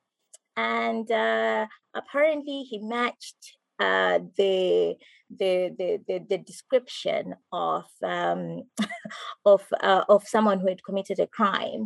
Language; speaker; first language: English; non-native, local second language; Shona